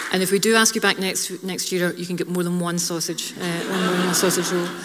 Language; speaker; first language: English; native; English